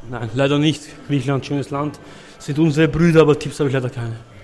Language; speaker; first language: German; native; German